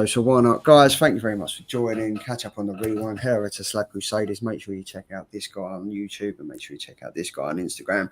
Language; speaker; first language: English; native; English